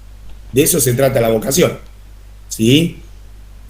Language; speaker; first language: Spanish; native; Spanish